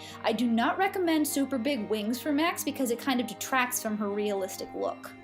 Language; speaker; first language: English; native; English